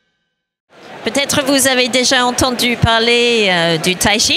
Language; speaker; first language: French; non-native, fluent; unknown